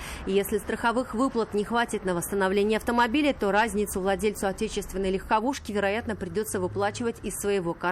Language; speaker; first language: Russian; native; Russian